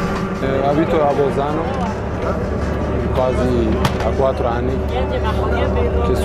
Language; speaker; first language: Italian; non-native, learner; Kurdish